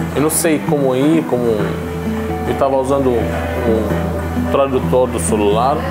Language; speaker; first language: Portuguese; non-native, learner; Arabic